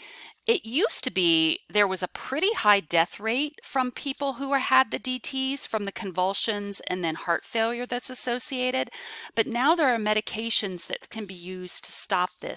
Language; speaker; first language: English; native; English